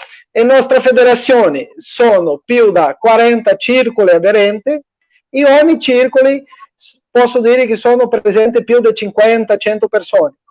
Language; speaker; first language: Italian; non-native, fluent; Portuguese